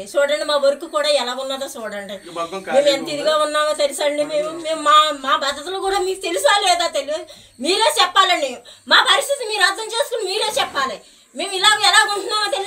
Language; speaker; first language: Telugu; native; Telugu